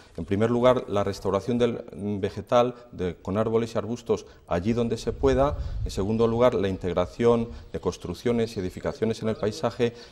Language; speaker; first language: Spanish; native; Spanish